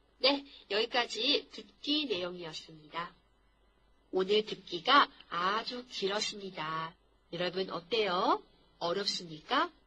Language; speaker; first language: Korean; non-native, fluent; Chinese